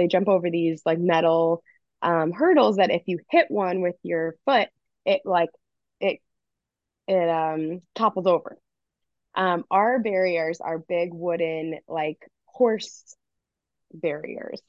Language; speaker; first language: English; native; English